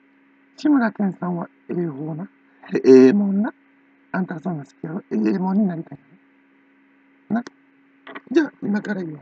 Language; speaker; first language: Japanese; native; Japanese